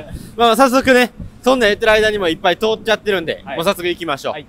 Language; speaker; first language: Japanese; native; Japanese